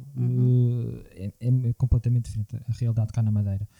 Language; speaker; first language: Portuguese; native; Portuguese